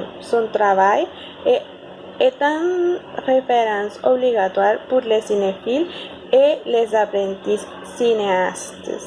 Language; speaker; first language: French; non-native, learner; Spanish